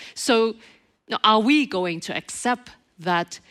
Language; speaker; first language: English; native; English